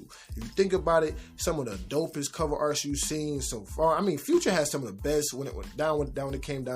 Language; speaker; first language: English; native; English